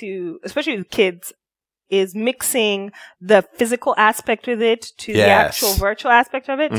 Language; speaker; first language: English; native; English